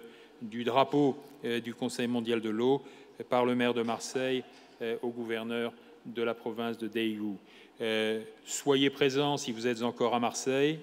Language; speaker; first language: French; native; French